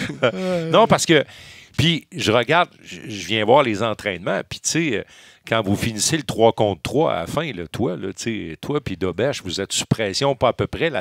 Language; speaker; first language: French; native; French